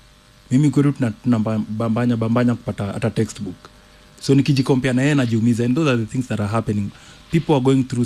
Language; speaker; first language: Swahili; native; Swahili